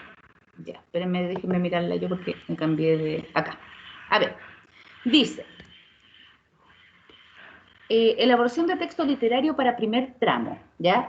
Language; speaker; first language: Spanish; native; Spanish